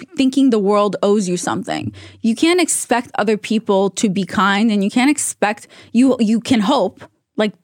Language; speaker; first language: English; non-native, fluent; Hebrew